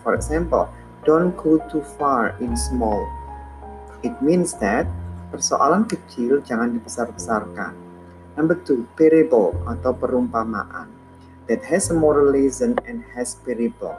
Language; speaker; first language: English; non-native, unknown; Indonesian